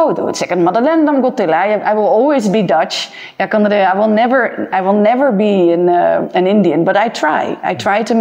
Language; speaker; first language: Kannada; non-native, learner; Dutch